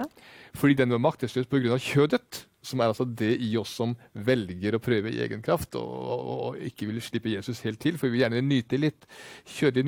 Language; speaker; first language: Norwegian; native; Norwegian